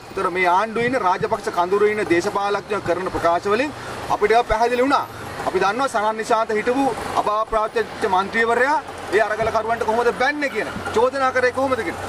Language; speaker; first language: Sinhala; native; Sinhala